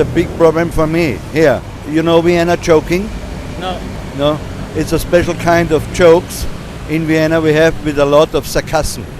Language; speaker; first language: English; non-native, learner; German